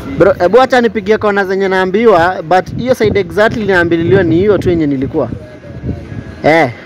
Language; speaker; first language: Swahili; native; Swahili